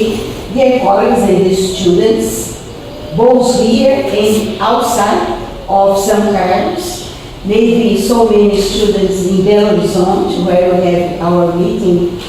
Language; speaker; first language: English; non-native, fluent; Portuguese